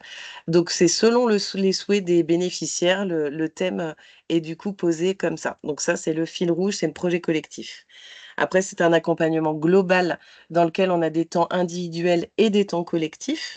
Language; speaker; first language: French; native; French